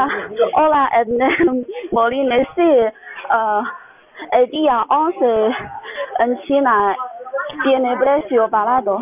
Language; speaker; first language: Spanish; non-native, learner; Chinese